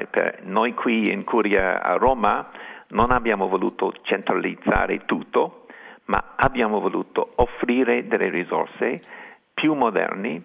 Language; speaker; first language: Italian; non-native, fluent; English